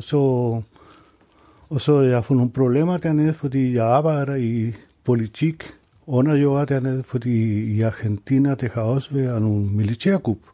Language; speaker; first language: Danish; non-native, learner; Spanish